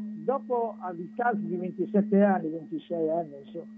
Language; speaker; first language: Italian; native; Italian